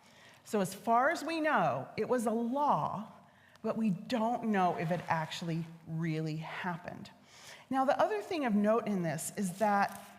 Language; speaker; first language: English; native; English